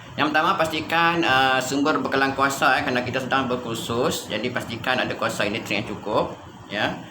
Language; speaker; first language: Malay; native; Malay